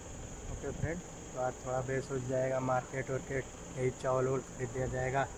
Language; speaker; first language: Hindi; non-native, local second language; Bhojpuri